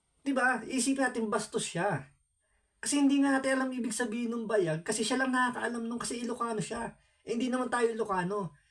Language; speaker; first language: Filipino; native; Filipino